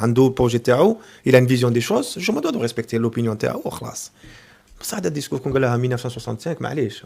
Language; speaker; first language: French; native; French